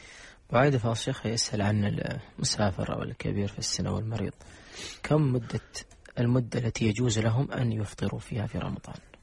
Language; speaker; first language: Arabic; native; Arabic